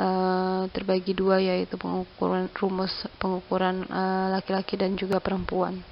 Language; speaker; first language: Indonesian; native; Indonesian